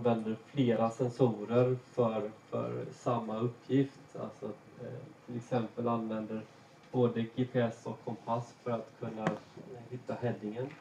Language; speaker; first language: Swedish; native; Swedish